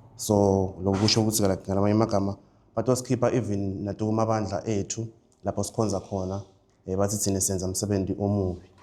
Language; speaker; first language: Zulu; non-native, local second language; Swati